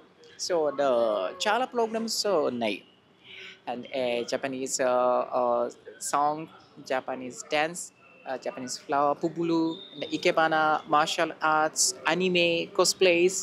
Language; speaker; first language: Telugu; non-native, learner; Japanese